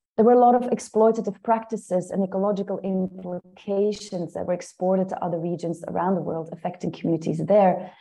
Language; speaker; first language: English; non-native, fluent; Dutch